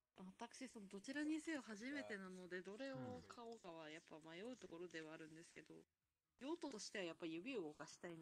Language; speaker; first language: Japanese; native; Japanese